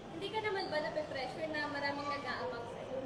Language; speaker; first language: Filipino; native; Filipino